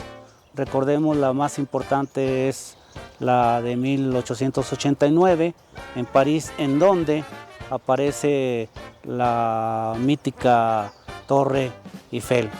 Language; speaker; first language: Spanish; native; Spanish